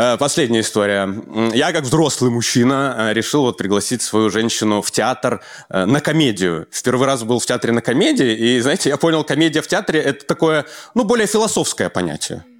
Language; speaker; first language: Russian; native; Russian